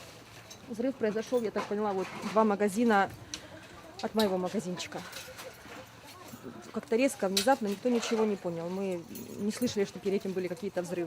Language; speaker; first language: Russian; native; Russian